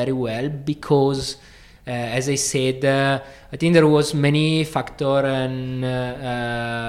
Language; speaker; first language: English; non-native, fluent; Italian